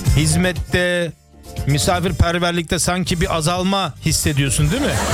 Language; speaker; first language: Turkish; early bilingual, heritage; Turkish